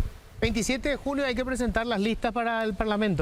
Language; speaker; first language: Spanish; native; Spanish